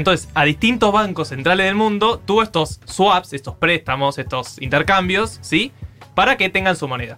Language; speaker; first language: Spanish; native; Spanish